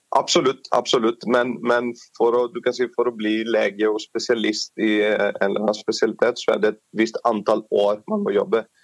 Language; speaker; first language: Norwegian; non-native, fluent; Greek